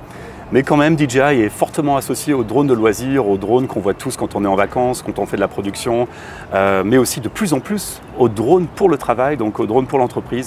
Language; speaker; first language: French; native; French